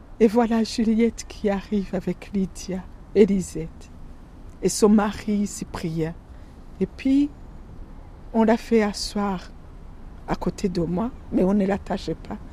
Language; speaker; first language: French; non-native, local second language; Rundi